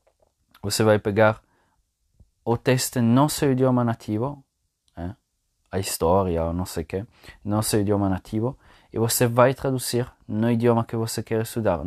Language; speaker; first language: Portuguese; non-native, fluent; Italian